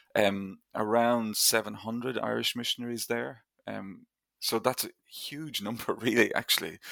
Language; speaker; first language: English; native; English